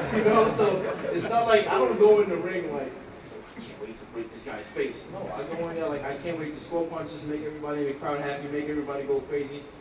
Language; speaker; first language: English; native; English